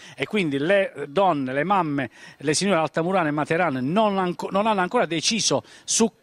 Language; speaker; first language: Italian; native; Italian